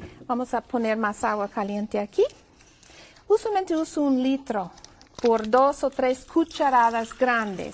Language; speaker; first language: Spanish; non-native, fluent; English